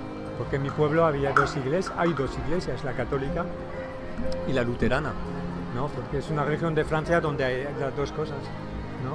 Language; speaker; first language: Spanish; non-native, fluent; French